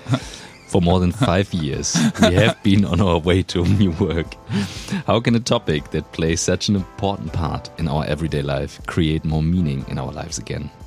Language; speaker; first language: English; non-native, fluent; German